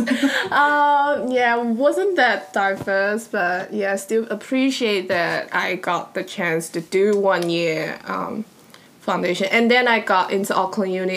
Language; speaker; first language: English; non-native, fluent; Cantonese